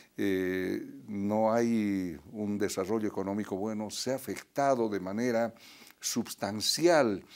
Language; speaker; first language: Spanish; native; Spanish